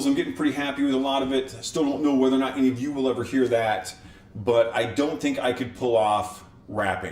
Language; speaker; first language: English; native; English